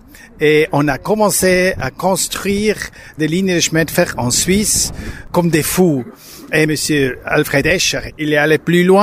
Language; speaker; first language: French; non-native, local second language; German